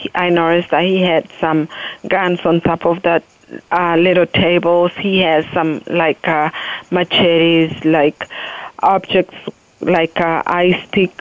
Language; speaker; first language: English; non-native, fluent; Spanish